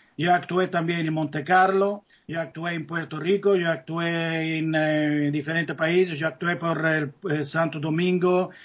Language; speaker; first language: Italian; native; Italian